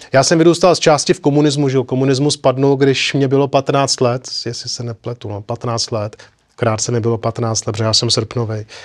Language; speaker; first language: Czech; native; Czech